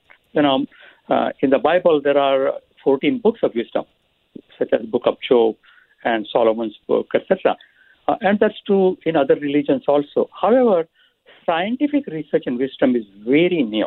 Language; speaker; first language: English; non-native, local second language; Marathi